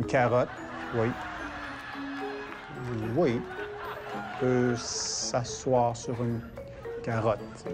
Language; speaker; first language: French; native; French